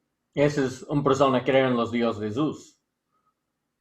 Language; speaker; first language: Spanish; non-native, learner; English